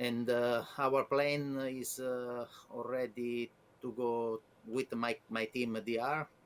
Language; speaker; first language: English; non-native, learner; Italian